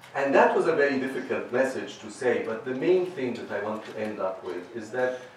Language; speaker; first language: English; non-native, fluent; Arabic